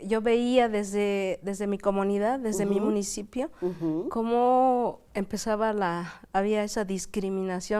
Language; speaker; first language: Spanish; non-native, local second language; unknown